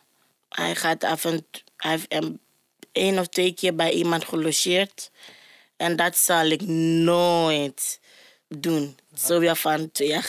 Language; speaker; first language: Dutch; non-native, fluent; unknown